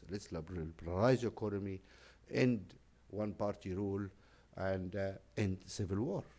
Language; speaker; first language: English; non-native, fluent; Arabic